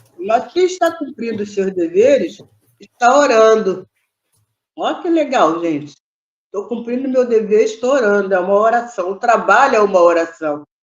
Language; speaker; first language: Portuguese; native; Portuguese